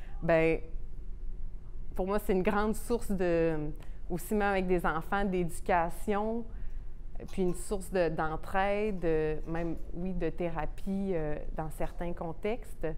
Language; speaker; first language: French; native; French